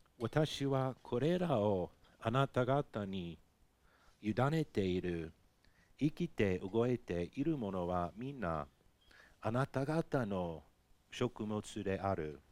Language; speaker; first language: Japanese; non-native, fluent; English